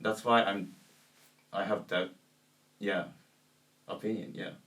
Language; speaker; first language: English; non-native, learner; Japanese